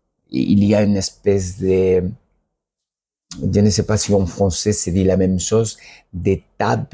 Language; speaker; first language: French; non-native, learner; Spanish